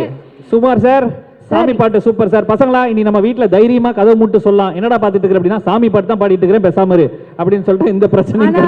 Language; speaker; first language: Tamil; native; Tamil